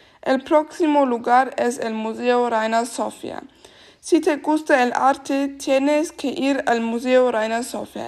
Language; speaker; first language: Spanish; non-native, learner; German